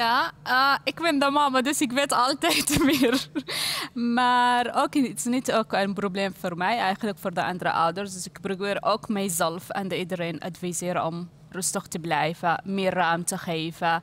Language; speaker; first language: Dutch; non-native, learner; Arabic